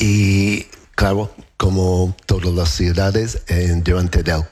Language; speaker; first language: Spanish; non-native, learner; English